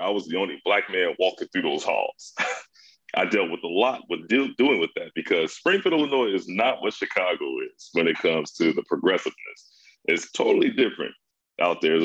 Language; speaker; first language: English; native; English